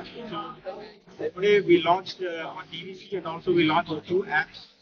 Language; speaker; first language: English; non-native, local second language; Telugu